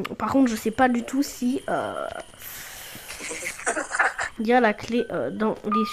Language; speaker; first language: French; native; French